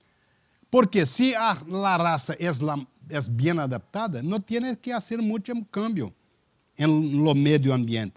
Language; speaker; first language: Spanish; non-native, learner; Portuguese